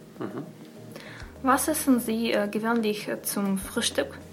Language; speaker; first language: German; non-native, learner; Russian